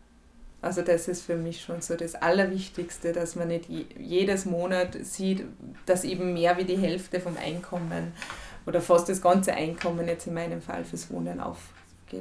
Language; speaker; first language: German; native; German